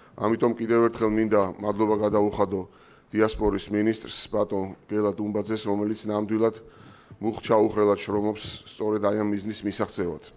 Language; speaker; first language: Georgian; native; Georgian